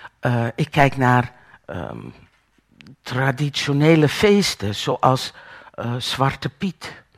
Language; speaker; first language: Dutch; native; Dutch